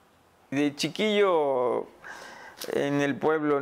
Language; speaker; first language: Spanish; non-native, local second language; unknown